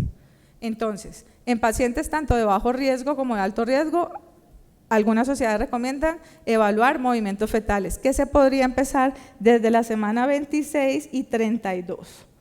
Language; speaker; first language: Spanish; native; Spanish